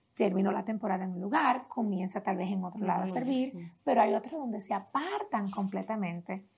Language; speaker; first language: Spanish; native; Spanish